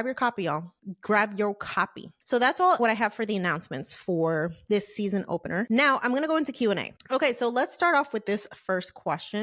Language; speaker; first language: English; native; English